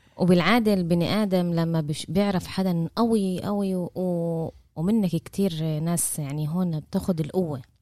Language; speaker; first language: Arabic; native; Arabic